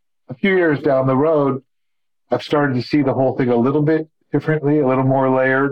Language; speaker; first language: English; native; English